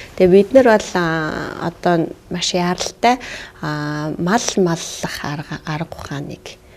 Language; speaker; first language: Mongolian; native; Mongolian